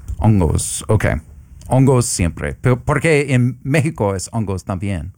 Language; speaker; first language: Spanish; non-native, learner; English